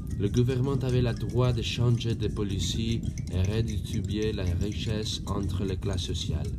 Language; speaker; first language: French; non-native, learner; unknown